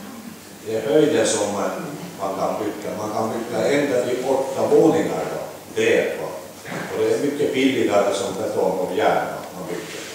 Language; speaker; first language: Swedish; non-native, learner; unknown